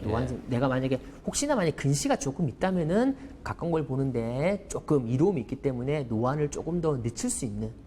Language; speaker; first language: Korean; native; Korean